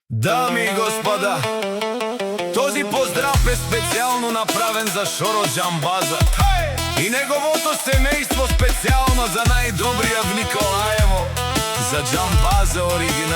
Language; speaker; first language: Bulgarian; non-native, local second language; Romany